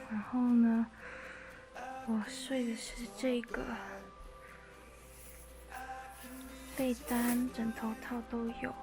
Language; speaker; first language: Chinese; early bilingual, heritage; Chinese